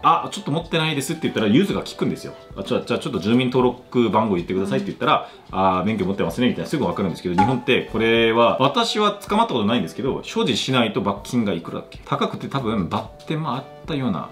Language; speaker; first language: Japanese; non-native, fluent; Korean